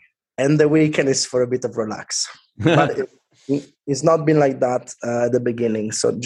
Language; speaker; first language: English; non-native, fluent; Italian